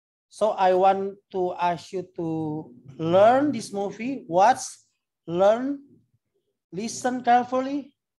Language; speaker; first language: English; non-native, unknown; Indonesian